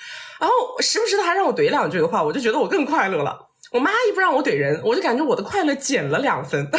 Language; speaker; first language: Chinese; native; Chinese